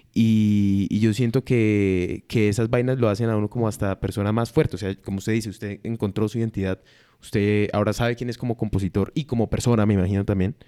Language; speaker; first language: Spanish; native; Spanish